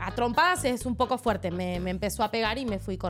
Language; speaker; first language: Spanish; native; Spanish